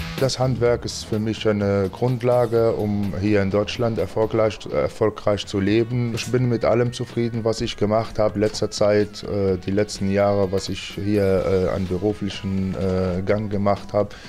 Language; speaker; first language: German; non-native, fluent; Arabic